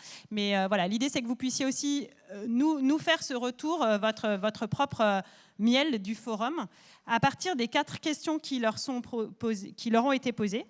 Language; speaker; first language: French; native; French